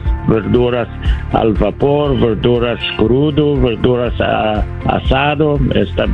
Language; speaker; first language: Spanish; non-native, learner; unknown